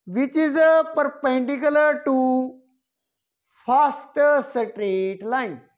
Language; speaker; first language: English; non-native, local second language; Punjabi